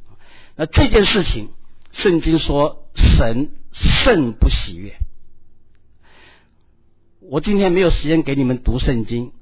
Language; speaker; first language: Chinese; native; Chinese